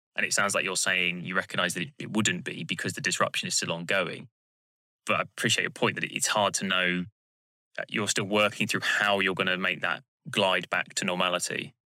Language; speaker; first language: English; native; English